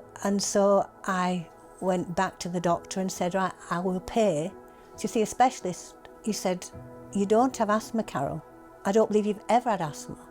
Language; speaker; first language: English; native; English